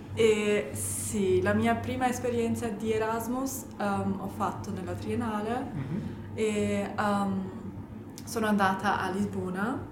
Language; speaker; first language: Italian; non-native, learner; German